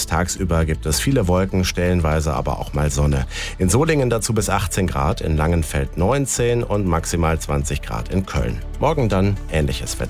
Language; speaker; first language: German; native; German